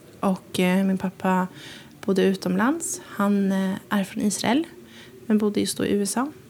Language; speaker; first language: Swedish; native; Swedish